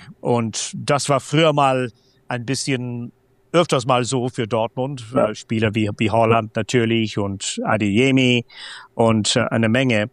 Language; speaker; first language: German; non-native, fluent; English